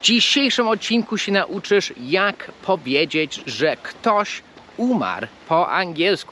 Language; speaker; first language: Polish; non-native, fluent; English